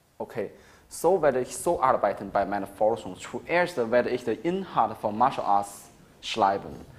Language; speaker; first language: German; non-native, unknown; Chinese